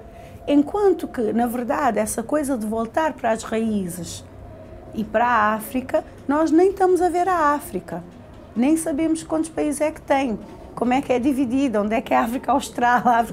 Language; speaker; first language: Portuguese; non-native, local second language; Kabuverdianu